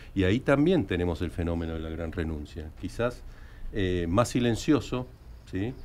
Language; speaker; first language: Spanish; native; Spanish